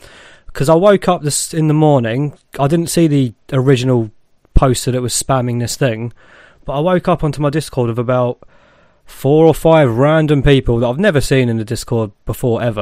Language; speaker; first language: English; native; English